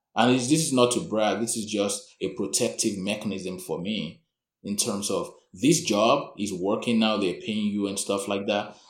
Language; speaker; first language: English; non-native, local second language; Yoruba